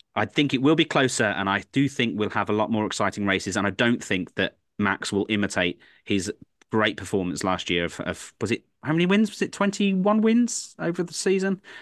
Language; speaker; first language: English; native; English